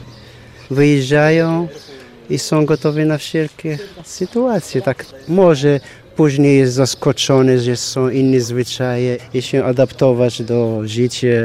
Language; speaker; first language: Polish; non-native, fluent; Arabic